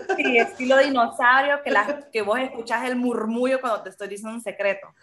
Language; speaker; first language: Spanish; native; Spanish